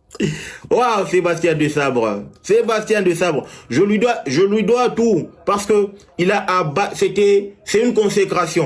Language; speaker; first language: French; non-native, local second language; Lingala